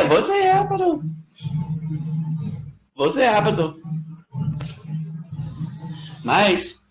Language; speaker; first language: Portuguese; non-native, learner; English